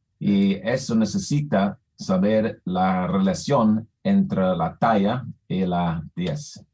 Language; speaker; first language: Spanish; non-native, fluent; English